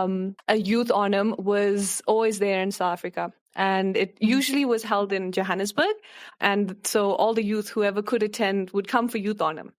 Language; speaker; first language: English; early bilingual, other home language; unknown